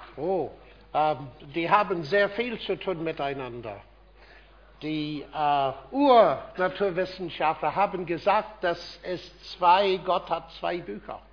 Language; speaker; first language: German; non-native, fluent; English